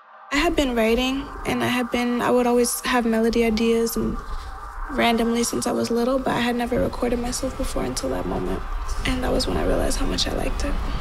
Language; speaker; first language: English; early bilingual, other home language; Spanish